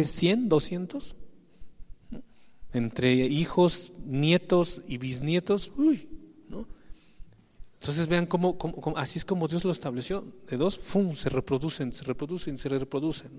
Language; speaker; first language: Spanish; native; Spanish